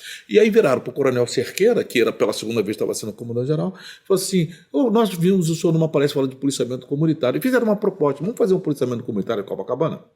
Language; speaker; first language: Portuguese; native; Portuguese